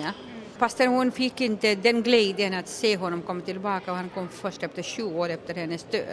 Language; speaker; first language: Swedish; non-native, local second language; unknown